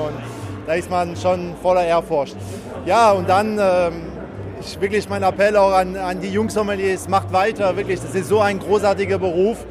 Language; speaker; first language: German; native; German